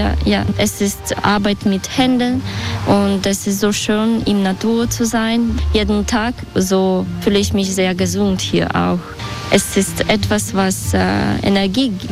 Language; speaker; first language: German; non-native, fluent; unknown